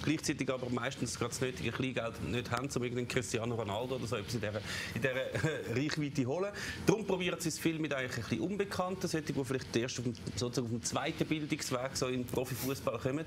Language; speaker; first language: German; native; German